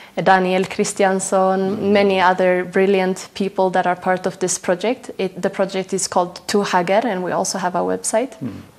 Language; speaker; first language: English; non-native, fluent; Tigrinya